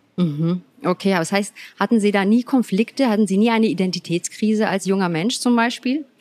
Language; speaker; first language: German; early bilingual, other home language; Turkish